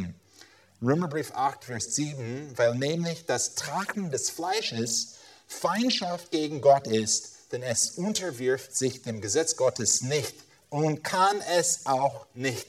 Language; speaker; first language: German; non-native, fluent; English